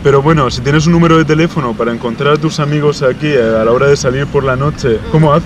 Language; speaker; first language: Spanish; native; Spanish